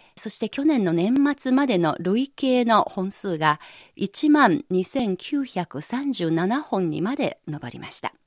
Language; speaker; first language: Japanese; non-native, fluent; Chinese